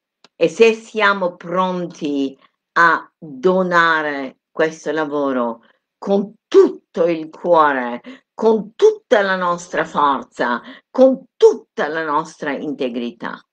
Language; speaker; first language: Italian; non-native, fluent; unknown